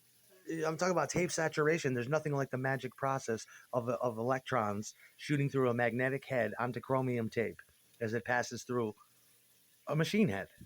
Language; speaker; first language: English; native; English